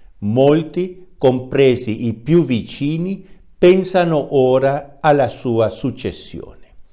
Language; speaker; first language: Italian; non-native, fluent; Spanish